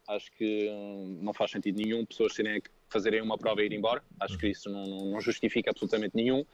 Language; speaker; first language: Portuguese; early bilingual, other home language; French